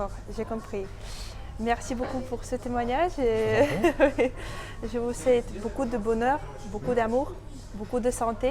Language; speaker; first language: French; non-native, fluent; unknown